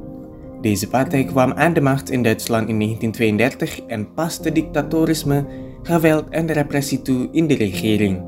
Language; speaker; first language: Dutch; non-native, fluent; Indonesian